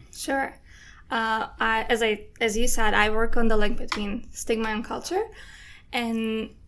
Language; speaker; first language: English; non-native, fluent; Turkish